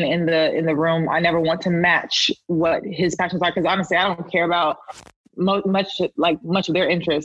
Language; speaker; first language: English; native; English